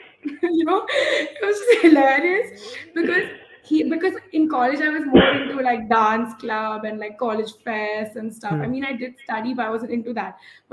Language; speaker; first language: English; non-native, local second language; Gujarati